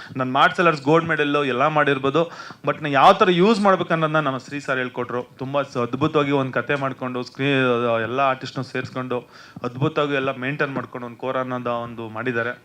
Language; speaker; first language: Kannada; native; Kannada